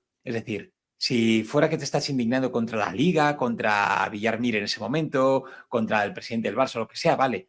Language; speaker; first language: Spanish; native; Spanish